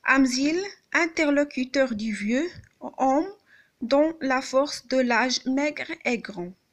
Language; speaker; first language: French; non-native, local second language; Arabic